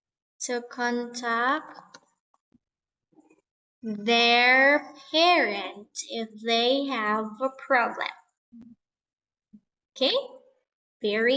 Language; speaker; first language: English; non-native, fluent; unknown